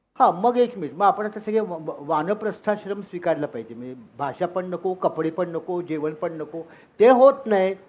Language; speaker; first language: Marathi; native; Marathi